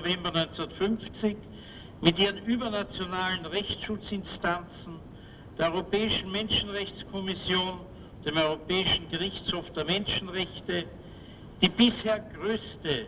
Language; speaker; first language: German; native; German